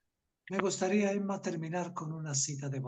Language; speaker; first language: Spanish; native; Spanish